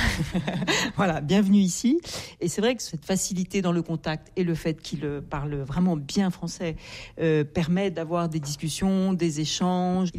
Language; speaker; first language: French; native; French